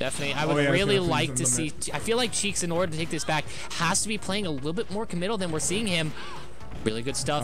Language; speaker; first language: English; native; English